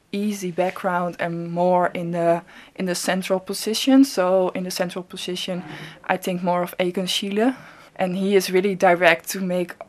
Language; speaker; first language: English; non-native, fluent; Dutch